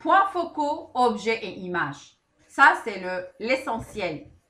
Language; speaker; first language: French; non-native, local second language; Arabic